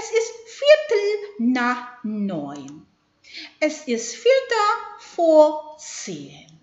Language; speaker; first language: German; non-native, fluent; Indonesian